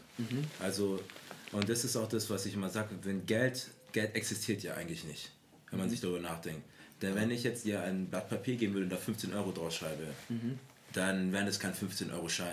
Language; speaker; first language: German; native; German